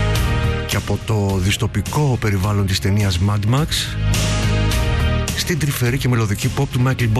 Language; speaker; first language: Greek; native; Greek